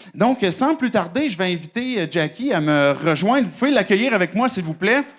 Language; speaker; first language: French; native; French